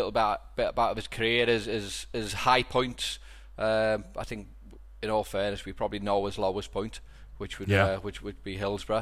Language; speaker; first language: English; native; English